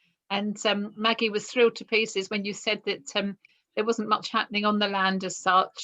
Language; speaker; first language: English; native; English